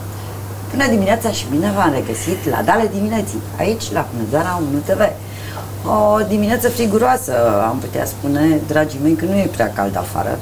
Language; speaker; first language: Romanian; native; Romanian